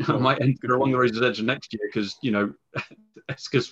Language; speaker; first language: English; native; English